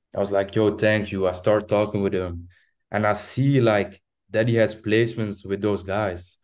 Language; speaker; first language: English; non-native, fluent; French